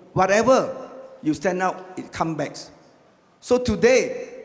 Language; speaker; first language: English; non-native, local second language; Chinese